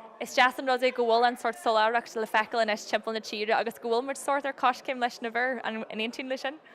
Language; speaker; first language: Irish; native; Irish